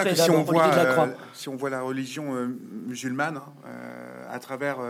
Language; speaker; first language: French; native; French